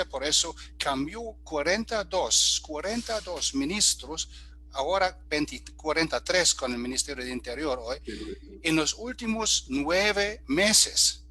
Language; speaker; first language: Spanish; non-native, fluent; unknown